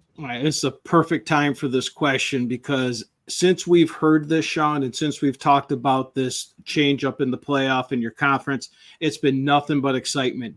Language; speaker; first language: English; native; English